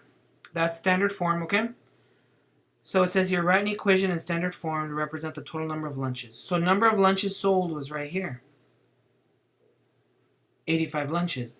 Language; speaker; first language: English; native; English